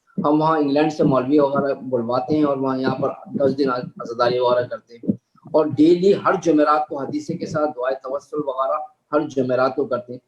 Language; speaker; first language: Urdu; native; Urdu